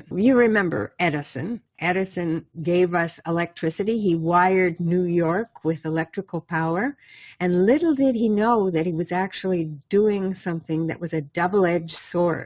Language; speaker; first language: English; native; English